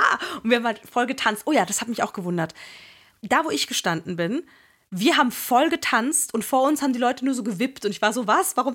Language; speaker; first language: German; native; German